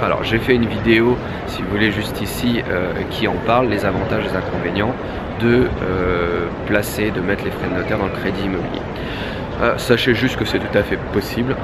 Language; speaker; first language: French; native; French